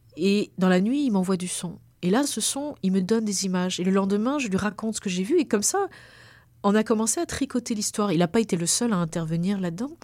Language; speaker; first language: French; native; French